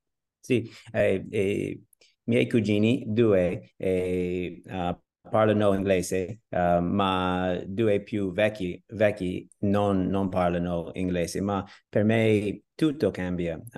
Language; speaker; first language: Italian; non-native, learner; English